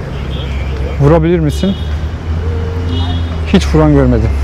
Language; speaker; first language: Turkish; native; Turkish